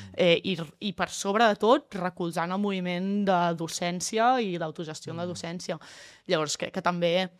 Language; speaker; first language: Catalan; native; Catalan